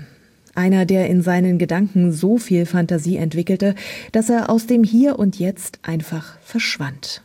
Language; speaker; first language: German; native; German